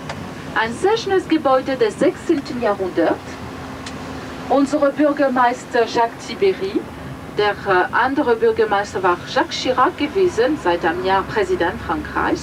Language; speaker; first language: German; non-native, fluent; French